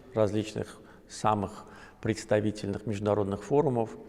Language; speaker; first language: Russian; non-native, local second language; Azerbaijani